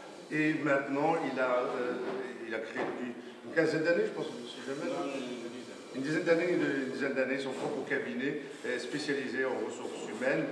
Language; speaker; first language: French; non-native, local second language; Arabic